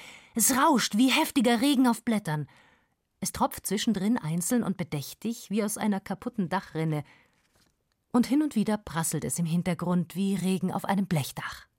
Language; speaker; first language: German; native; German